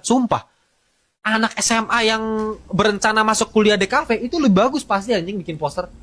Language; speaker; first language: Indonesian; native; Indonesian